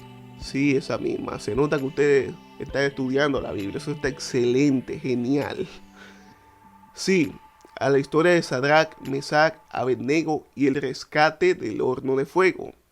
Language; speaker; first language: Spanish; native; Spanish